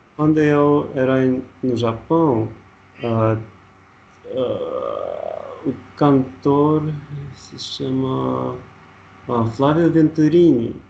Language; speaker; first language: Portuguese; non-native, learner; Russian